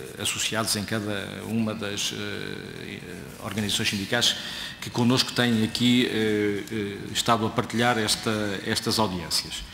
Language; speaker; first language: Portuguese; native; Portuguese